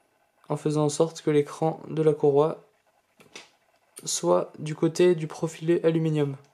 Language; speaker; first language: French; native; French